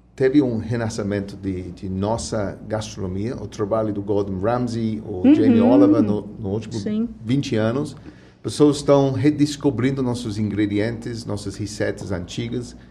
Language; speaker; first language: Portuguese; non-native, fluent; English